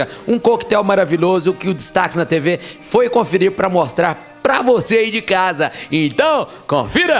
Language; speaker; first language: Portuguese; native; Portuguese